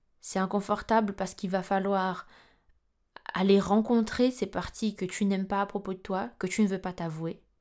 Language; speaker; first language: French; non-native, local second language; Malagasy